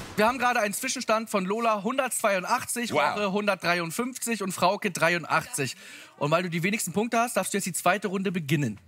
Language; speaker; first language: German; native; German